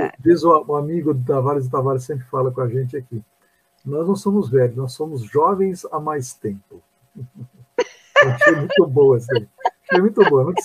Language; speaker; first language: Portuguese; native; Portuguese